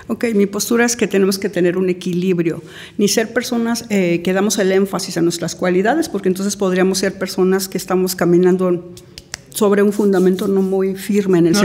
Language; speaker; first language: Spanish; native; Spanish